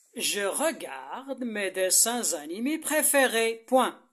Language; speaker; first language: French; non-native, local second language; Arabic